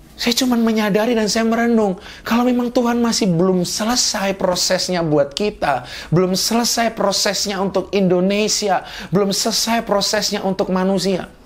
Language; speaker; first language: Indonesian; native; Indonesian